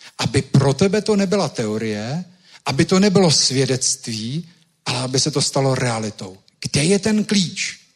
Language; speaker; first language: Czech; native; Czech